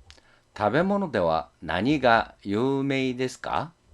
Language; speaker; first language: Japanese; non-native, fluent; Korean